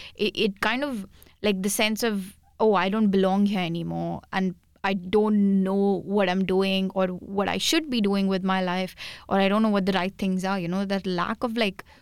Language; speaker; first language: English; non-native, local second language; Hindi